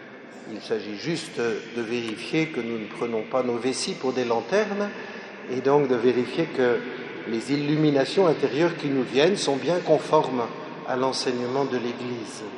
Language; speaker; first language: French; native; French